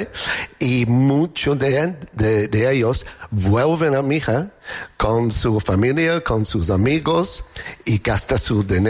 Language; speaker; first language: Spanish; non-native, fluent; English